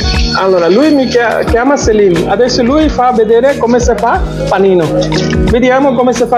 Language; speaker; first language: Italian; non-native, learner; Bangla